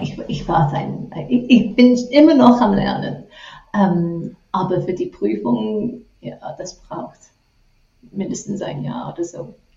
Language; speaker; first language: German; non-native, fluent; English